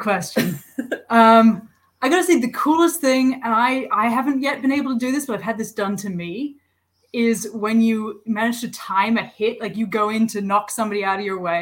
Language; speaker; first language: English; non-native, local second language; Cantonese